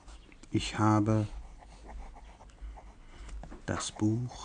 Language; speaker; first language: German; non-native, fluent; Persian